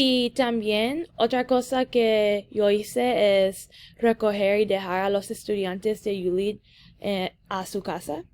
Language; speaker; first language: Spanish; early bilingual, heritage; English